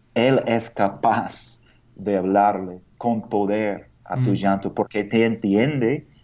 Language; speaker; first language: Spanish; non-native, fluent; English